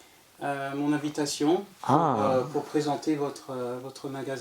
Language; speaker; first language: French; native; French